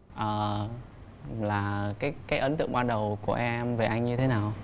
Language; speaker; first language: Vietnamese; native; Vietnamese